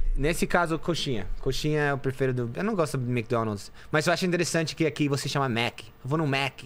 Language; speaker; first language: Portuguese; non-native, fluent; English